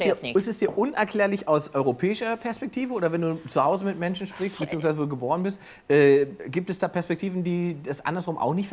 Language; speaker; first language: German; native; German